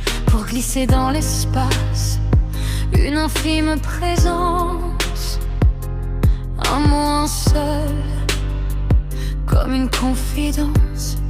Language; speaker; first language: French; native; French